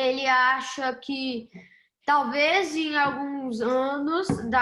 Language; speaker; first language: Portuguese; early bilingual, heritage; Portuguese